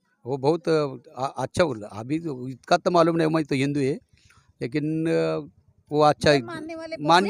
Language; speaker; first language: Hindi; non-native, local second language; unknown